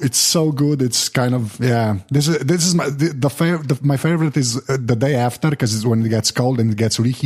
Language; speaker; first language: English; non-native, fluent; Slovenian